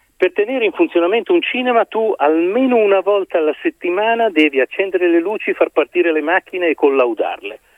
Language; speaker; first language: Italian; native; Italian